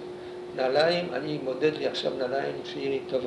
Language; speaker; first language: Hebrew; non-native, fluent; Polish